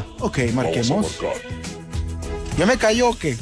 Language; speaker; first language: Spanish; native; Spanish